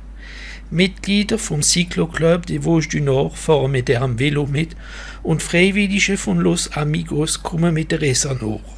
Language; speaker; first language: German; non-native, local second language; French